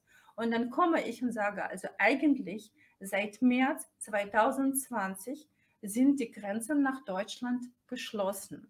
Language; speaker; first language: German; non-native, fluent; Russian